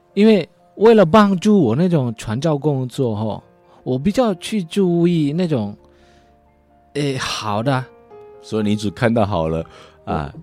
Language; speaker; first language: Chinese; non-native, fluent; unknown